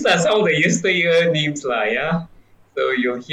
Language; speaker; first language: English; non-native, local second language; Tamil